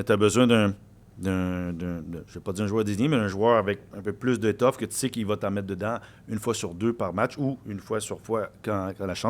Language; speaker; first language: French; native; French